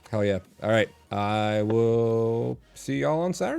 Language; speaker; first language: English; native; English